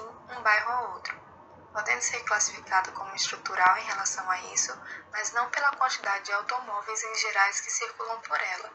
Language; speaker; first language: Portuguese; native; Portuguese